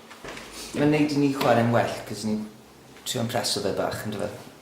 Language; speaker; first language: Welsh; native; Welsh